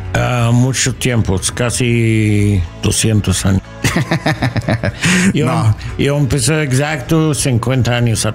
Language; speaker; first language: Spanish; non-native, learner; English